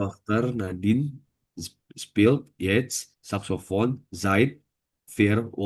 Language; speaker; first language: German; non-native, learner; Indonesian